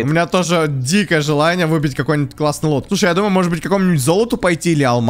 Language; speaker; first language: Russian; native; Russian